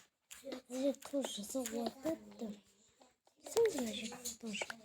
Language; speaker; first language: Russian; non-native, local second language; Kazakh